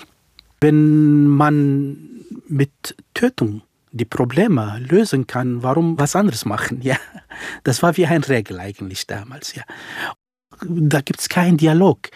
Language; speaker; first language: German; non-native, fluent; Central Kurdish